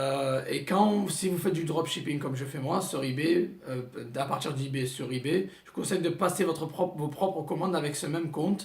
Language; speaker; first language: French; native; French